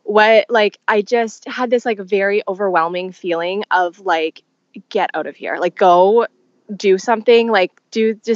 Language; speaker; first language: English; native; English